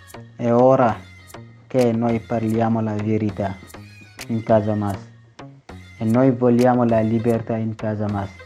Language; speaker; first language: Italian; non-native, learner; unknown